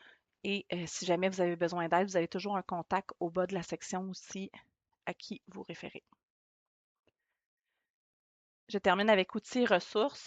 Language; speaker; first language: French; native; French